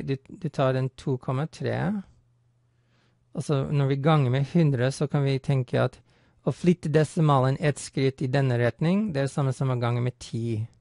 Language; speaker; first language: Norwegian; non-native, fluent; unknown